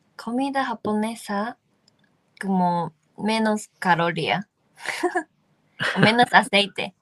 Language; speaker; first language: Spanish; non-native, fluent; Japanese